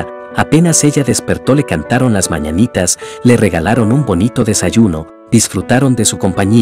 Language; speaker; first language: Spanish; native; Spanish